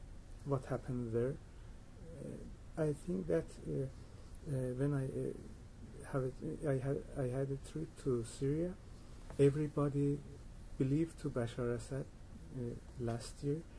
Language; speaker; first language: English; non-native, learner; Persian